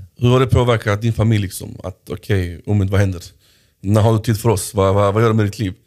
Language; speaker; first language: Swedish; native; Swedish